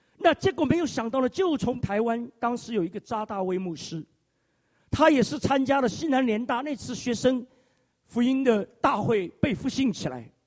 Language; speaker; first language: Chinese; native; Chinese